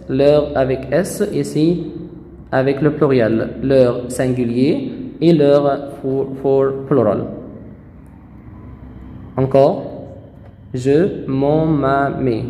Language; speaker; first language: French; non-native, fluent; Arabic